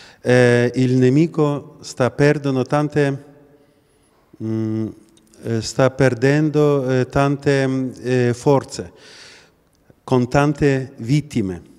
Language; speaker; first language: Italian; non-native, learner; Ukrainian